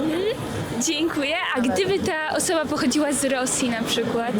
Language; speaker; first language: Polish; native; Polish